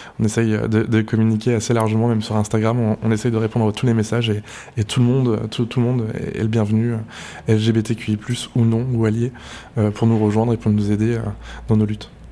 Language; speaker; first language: French; native; French